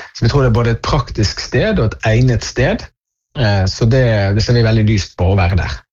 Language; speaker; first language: Norwegian; native; Norwegian